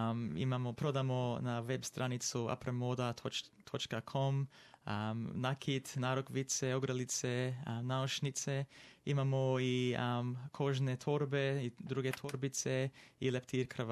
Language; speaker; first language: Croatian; early bilingual, heritage; English